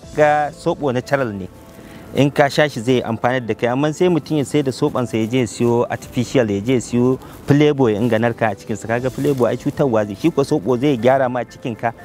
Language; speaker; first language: Hausa; native; Hausa